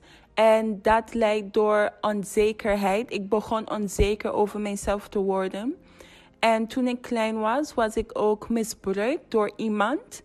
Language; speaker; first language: Dutch; non-native, fluent; English